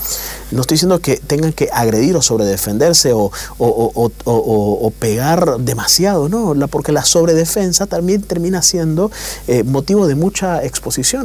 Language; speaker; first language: Spanish; native; Spanish